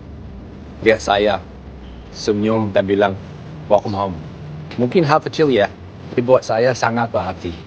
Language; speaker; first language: Indonesian; non-native, fluent; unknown